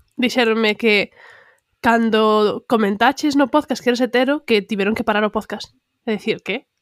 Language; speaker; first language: Galician; non-native, local second language; Spanish